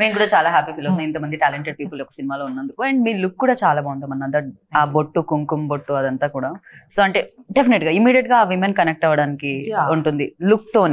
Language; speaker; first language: Telugu; native; Telugu